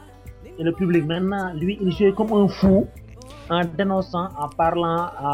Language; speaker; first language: French; non-native, local second language; Wolof